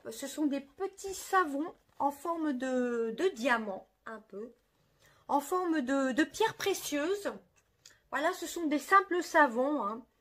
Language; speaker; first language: French; native; French